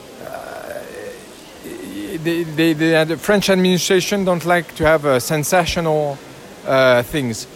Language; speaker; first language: English; non-native, learner; French